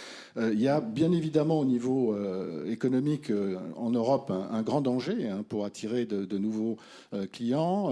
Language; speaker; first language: French; native; French